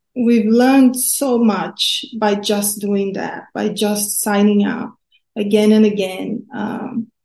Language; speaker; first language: English; non-native, fluent; Portuguese